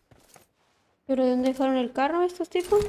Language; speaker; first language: Spanish; native; Spanish